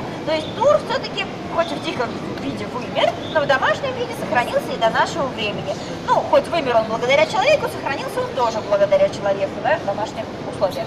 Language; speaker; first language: Russian; native; Russian